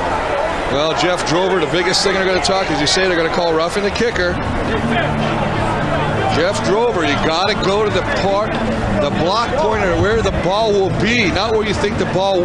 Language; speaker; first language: English; native; English